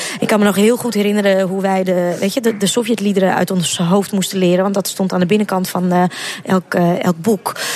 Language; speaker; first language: Dutch; early bilingual, other home language; Russian